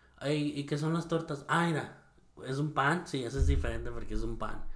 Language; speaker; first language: Spanish; early bilingual, heritage; Spanish